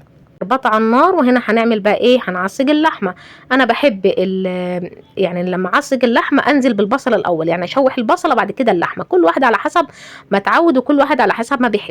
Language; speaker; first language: Arabic; native; Arabic